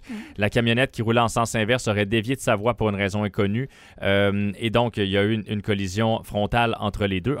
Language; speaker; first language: French; native; French